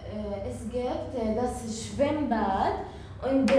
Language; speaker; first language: German; non-native, learner; Arabic